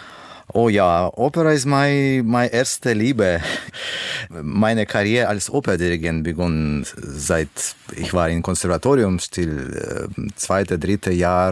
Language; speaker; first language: German; non-native, learner; Russian